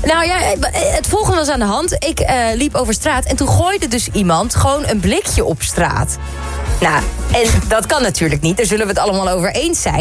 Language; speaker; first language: Dutch; native; Dutch